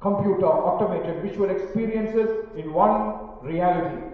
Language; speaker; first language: English; non-native, local second language; Malayalam